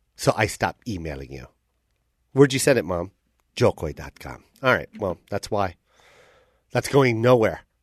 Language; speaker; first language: English; native; English